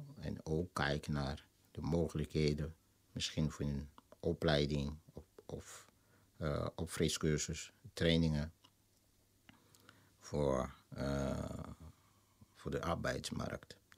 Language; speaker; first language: Dutch; non-native, fluent; Lingala